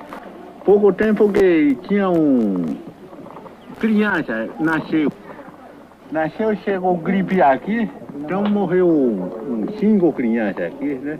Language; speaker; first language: Portuguese; non-native, local second language; Kayapó